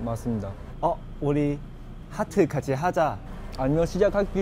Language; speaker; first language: Korean; non-native, learner; Chinese